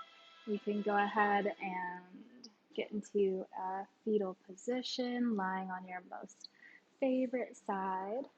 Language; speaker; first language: English; native; English